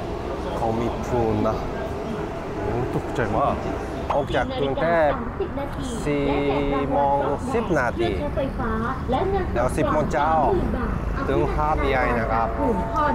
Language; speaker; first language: Thai; non-native, learner; Japanese